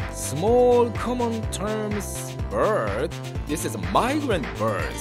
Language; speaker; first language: English; non-native, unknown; Japanese